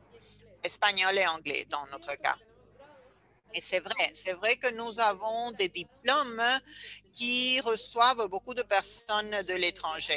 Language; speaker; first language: French; non-native, fluent; Spanish